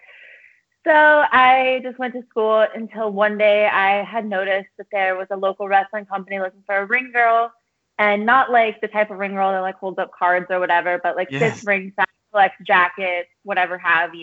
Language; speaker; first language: English; native; English